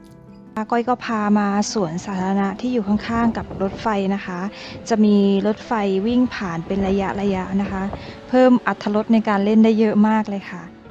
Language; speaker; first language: Thai; native; Thai